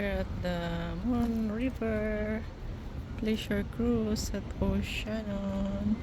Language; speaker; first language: English; non-native, local second language; Filipino